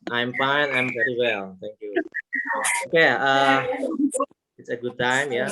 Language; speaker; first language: English; non-native, local second language; Indonesian